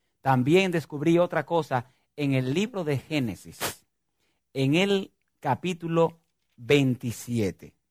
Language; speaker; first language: Spanish; native; Spanish